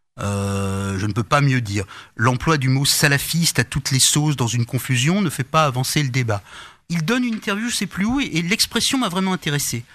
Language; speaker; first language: French; native; French